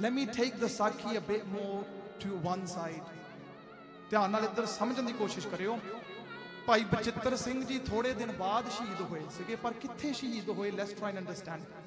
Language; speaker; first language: Punjabi; early bilingual, heritage; Punjabi